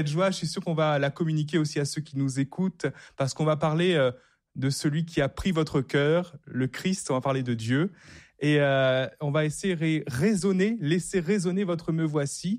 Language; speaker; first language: French; native; French